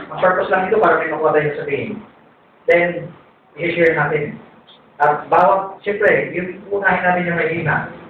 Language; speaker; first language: Filipino; native; Filipino